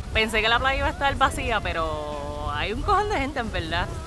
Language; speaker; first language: Spanish; native; Spanish